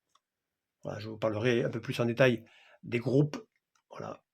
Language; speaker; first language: French; native; French